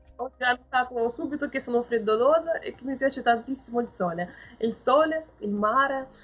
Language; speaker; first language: Italian; non-native, fluent; Russian